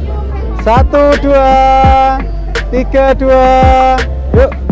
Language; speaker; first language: Indonesian; non-native, local second language; Javanese